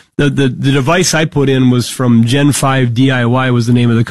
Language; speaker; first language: English; native; English